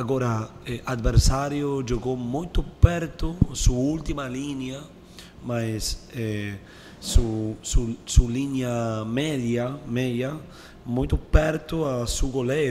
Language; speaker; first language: Portuguese; non-native, learner; Spanish